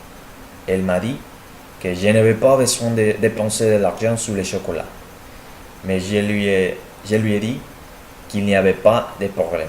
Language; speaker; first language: French; non-native, learner; Spanish